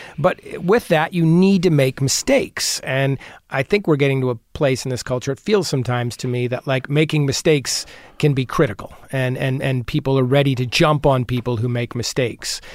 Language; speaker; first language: English; native; English